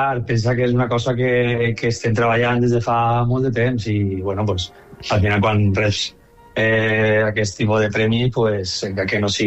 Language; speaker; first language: Catalan; native; Catalan